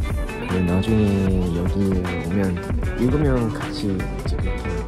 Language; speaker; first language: Korean; non-native, fluent; Thai